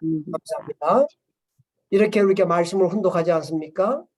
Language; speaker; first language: Korean; native; Korean